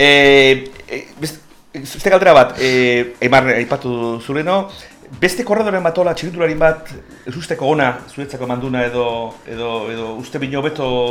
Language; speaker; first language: Basque; native; Basque